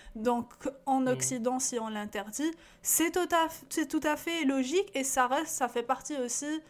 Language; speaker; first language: French; non-native, local second language; Arabic